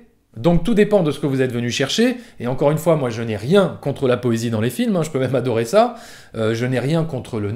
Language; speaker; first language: French; native; French